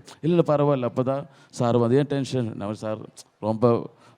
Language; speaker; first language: Tamil; non-native, learner; Malayalam